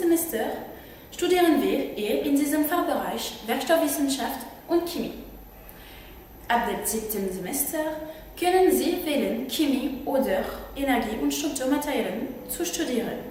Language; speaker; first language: German; non-native, learner; French